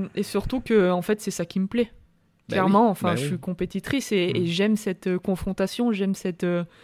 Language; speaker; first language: French; native; French